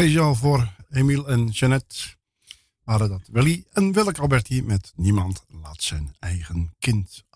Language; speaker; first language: Dutch; native; Dutch